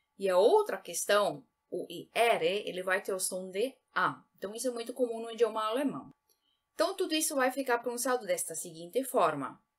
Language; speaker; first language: Portuguese; native; Portuguese